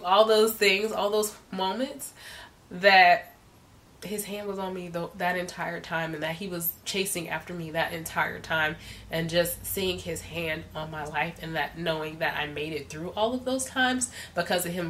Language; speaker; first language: English; native; English